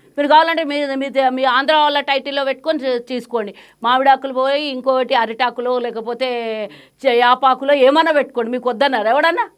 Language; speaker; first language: Telugu; native; Telugu